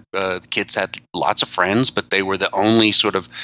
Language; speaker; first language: English; native; English